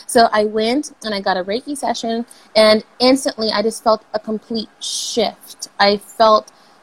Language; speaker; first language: English; native; English